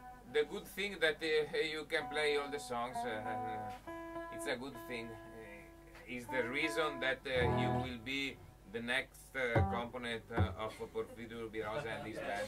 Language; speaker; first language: English; non-native, learner; Italian